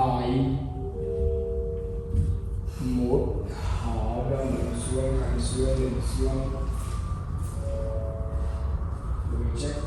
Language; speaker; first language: Vietnamese; non-native, fluent; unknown